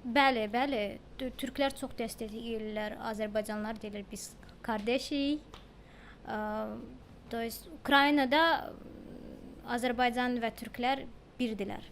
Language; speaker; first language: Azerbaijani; early bilingual, heritage; Azerbaijani